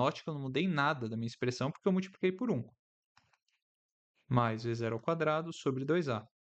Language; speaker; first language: Portuguese; native; Portuguese